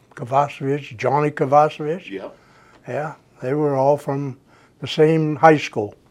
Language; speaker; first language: English; native; English